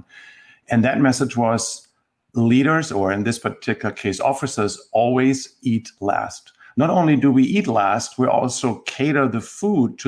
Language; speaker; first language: English; non-native, fluent; German